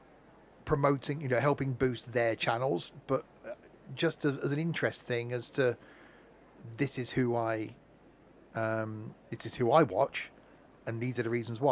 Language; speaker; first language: English; native; English